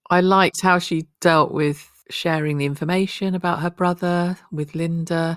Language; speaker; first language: English; native; English